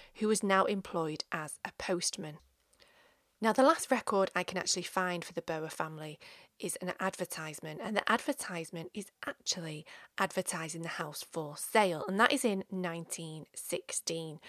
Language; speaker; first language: English; native; English